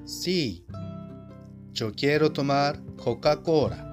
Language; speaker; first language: Spanish; non-native, fluent; Japanese